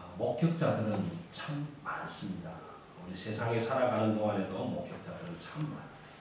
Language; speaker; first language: Korean; native; Korean